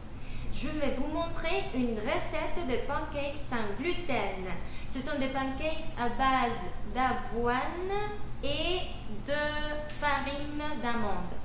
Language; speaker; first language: French; non-native, fluent; Spanish